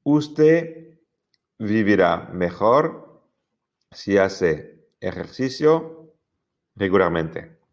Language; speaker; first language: Spanish; non-native, fluent; French